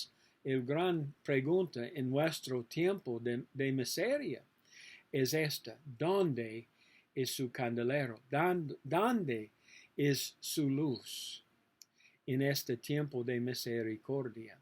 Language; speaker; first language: Spanish; non-native, learner; English